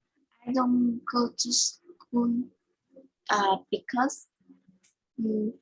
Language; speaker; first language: English; non-native, learner; Vietnamese